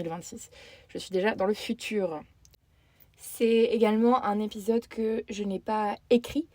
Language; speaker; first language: French; native; French